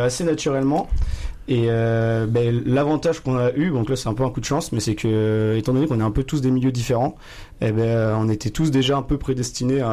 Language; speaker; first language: French; native; French